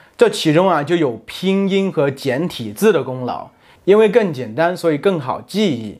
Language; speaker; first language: Chinese; native; Chinese